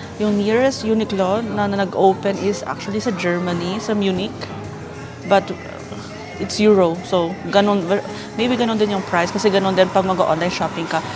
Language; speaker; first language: Filipino; native; Filipino